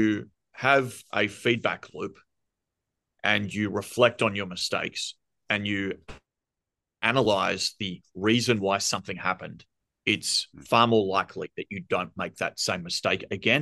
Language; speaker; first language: English; native; English